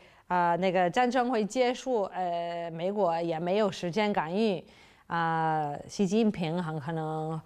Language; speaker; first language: Chinese; non-native, fluent; English